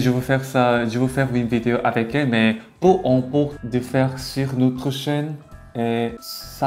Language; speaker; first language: French; non-native, learner; Korean